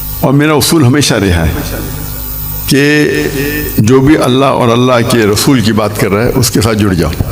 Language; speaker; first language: Urdu; non-native, local second language; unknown